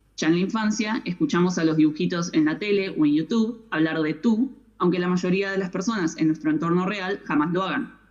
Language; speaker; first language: Spanish; native; Spanish